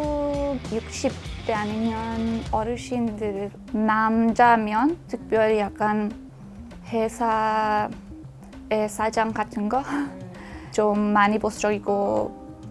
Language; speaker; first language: Korean; non-native, fluent; Persian